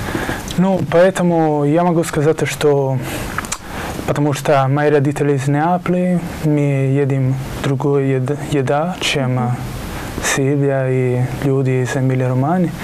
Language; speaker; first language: Russian; non-native, learner; Italian